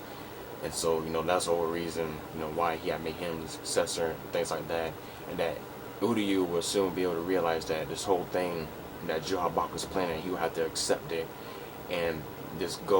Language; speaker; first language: English; native; English